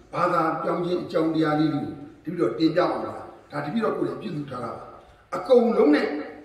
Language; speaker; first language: Burmese; native; Burmese